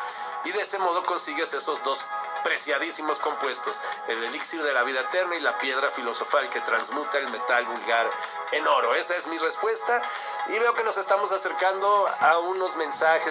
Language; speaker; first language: Spanish; native; Spanish